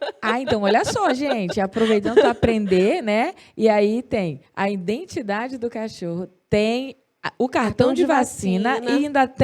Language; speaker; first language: Portuguese; native; Portuguese